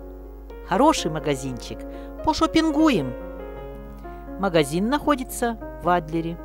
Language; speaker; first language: Russian; native; Russian